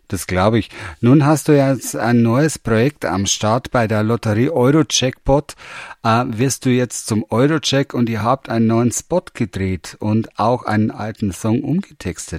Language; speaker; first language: German; native; German